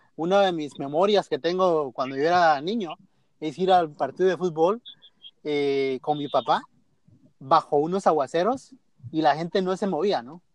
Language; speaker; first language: Spanish; native; Spanish